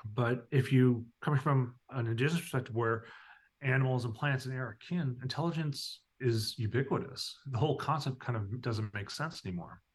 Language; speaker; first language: English; native; English